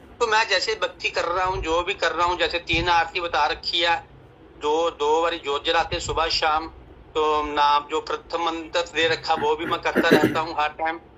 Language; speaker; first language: Hindi; non-native, local second language; Punjabi